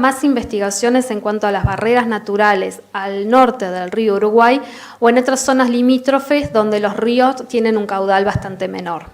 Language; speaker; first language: Spanish; native; Spanish